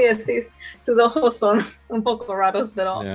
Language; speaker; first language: Spanish; early bilingual, heritage; Spanish